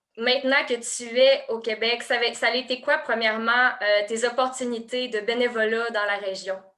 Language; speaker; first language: French; native; French